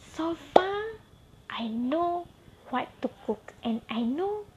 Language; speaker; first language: English; non-native, local second language; Malay